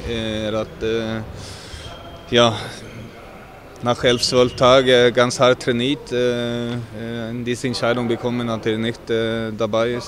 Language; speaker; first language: German; non-native, fluent; Swedish